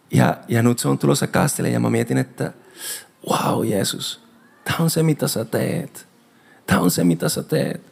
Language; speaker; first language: Finnish; non-native, fluent; Spanish